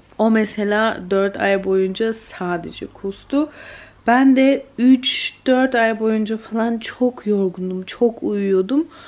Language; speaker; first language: Turkish; early bilingual, heritage; Turkish